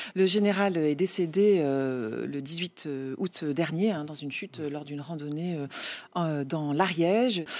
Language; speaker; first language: French; native; French